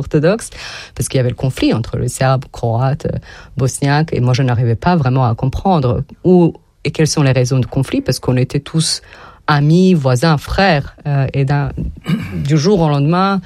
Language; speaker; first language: French; non-native, fluent; Serbian